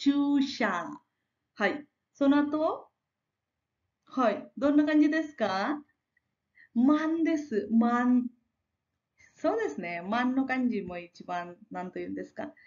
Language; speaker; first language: Japanese; non-native, fluent; Marathi